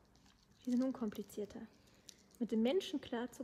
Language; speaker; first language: German; native; German